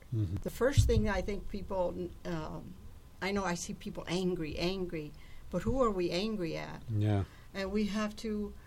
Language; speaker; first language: English; early bilingual, other home language; Italian